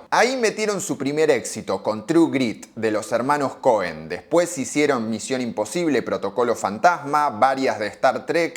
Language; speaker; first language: Spanish; native; Spanish